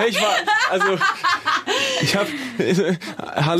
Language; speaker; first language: German; native; German